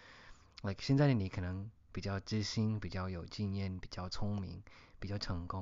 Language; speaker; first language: Chinese; early bilingual, heritage; Chinese